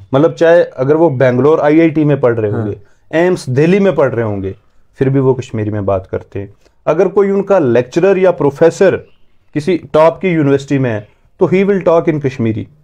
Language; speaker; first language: Hindi; native; Hindi